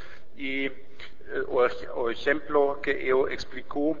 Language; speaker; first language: Portuguese; non-native, learner; German